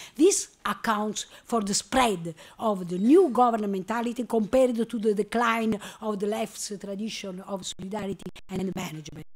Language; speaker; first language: English; non-native, learner; Italian